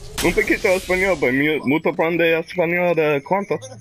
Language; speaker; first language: Spanish; non-native, learner; English